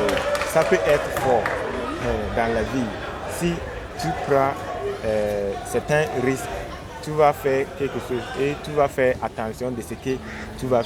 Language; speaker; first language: French; non-native, learner; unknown